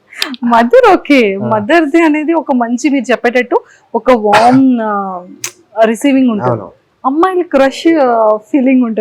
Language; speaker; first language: Telugu; native; Telugu